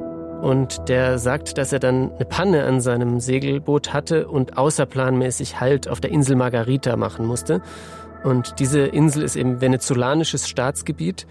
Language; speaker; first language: German; native; German